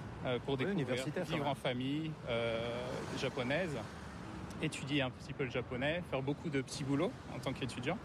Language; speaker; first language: French; native; French